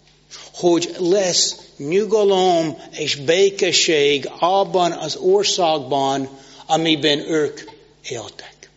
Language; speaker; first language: Hungarian; non-native, fluent; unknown